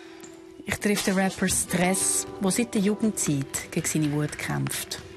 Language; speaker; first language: German; native; German